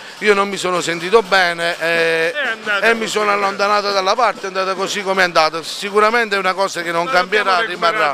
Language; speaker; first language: Italian; native; Italian